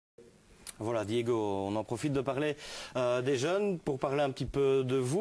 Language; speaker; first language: French; native; French